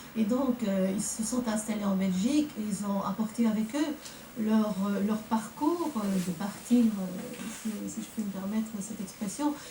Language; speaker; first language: French; early bilingual, other home language; Russian